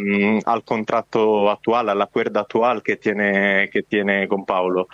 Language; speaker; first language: Spanish; non-native, fluent; Italian